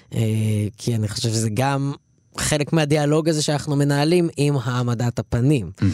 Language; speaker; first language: Hebrew; early bilingual, other home language; Arabic